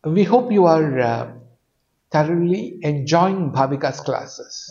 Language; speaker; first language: English; non-native, local second language; Malayalam